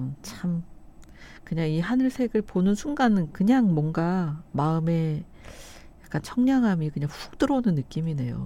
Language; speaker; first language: Korean; native; Korean